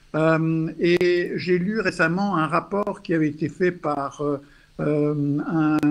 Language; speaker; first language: French; non-native, fluent; English